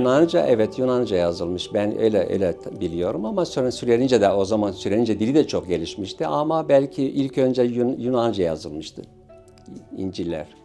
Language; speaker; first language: Turkish; non-native, local second language; Syriac